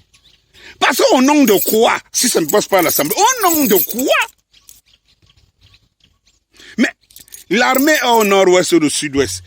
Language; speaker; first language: French; native; French